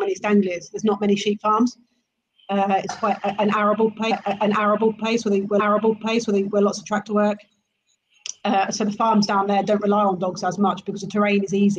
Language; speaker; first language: English; native; English